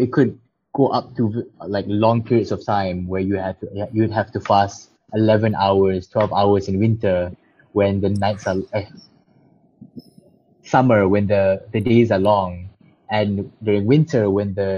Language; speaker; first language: English; non-native, local second language; Malay